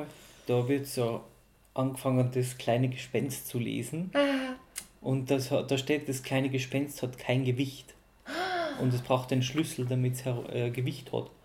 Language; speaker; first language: German; native; German